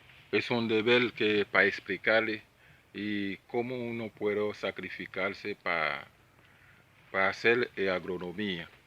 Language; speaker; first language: Spanish; non-native, learner; Haitian Creole